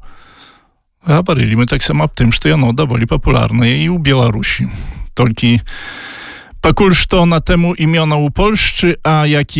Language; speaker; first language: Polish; non-native, learner; Belarusian